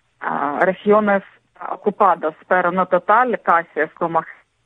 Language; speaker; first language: Spanish; non-native, learner; Ukrainian